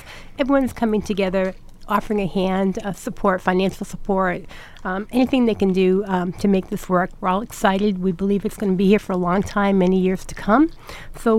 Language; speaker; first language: English; native; English